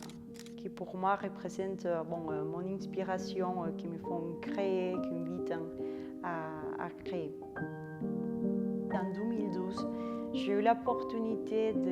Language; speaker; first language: French; non-native, fluent; Spanish